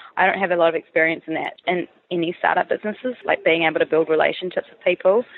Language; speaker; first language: English; native; English